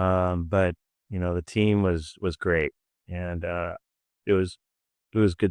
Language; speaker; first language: English; native; English